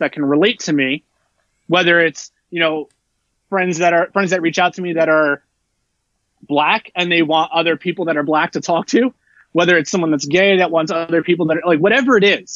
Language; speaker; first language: English; native; English